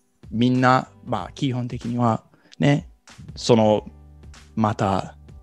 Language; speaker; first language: Japanese; non-native, fluent; English